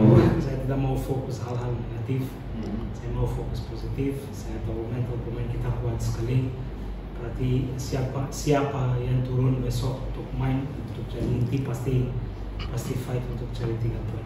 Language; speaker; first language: Indonesian; non-native, fluent; Portuguese